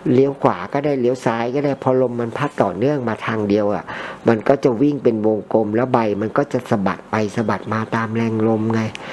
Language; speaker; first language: Thai; native; Thai